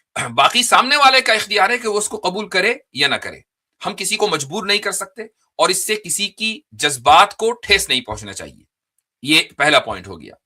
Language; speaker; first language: Urdu; native; Urdu